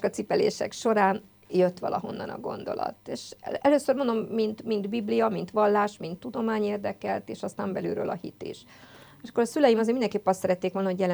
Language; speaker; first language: Hungarian; native; Hungarian